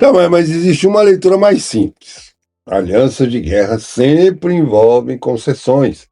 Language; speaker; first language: Portuguese; native; Portuguese